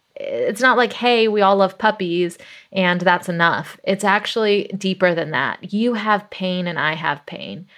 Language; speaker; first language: English; native; English